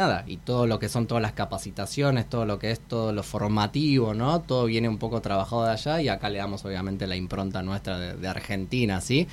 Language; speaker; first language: Spanish; native; Spanish